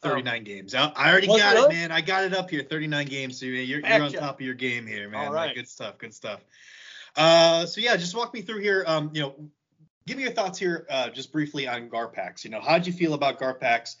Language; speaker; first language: English; native; English